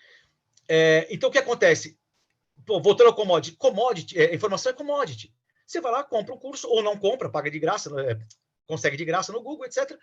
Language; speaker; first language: Portuguese; native; Portuguese